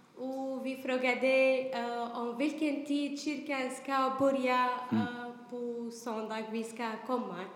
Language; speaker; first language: Swedish; non-native, learner; Arabic